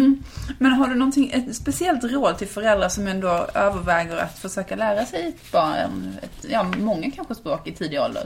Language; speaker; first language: Swedish; native; Swedish